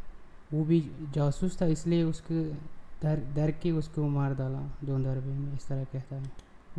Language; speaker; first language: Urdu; non-native, local second language; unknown